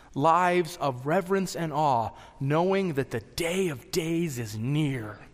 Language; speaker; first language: English; native; English